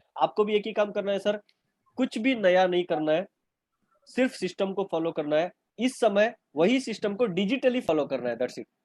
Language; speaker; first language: Hindi; non-native, local second language; Urdu